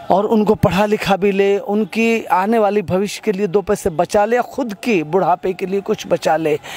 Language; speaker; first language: Hindi; non-native, local second language; Gujarati